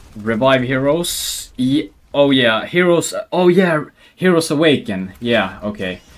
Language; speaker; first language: English; non-native, fluent; Swedish